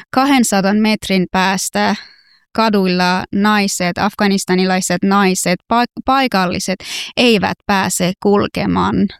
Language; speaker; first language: Finnish; non-native, fluent; Persian